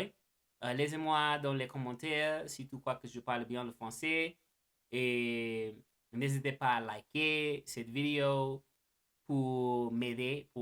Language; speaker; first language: French; non-native, learner; English